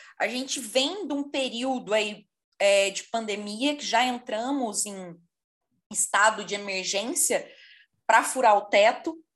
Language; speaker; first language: Portuguese; native; Portuguese